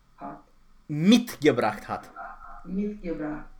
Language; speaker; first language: German; non-native, fluent; Romanian